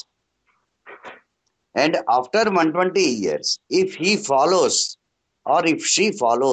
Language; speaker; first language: English; non-native, local second language; Telugu